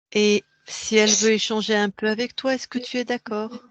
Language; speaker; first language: French; native; French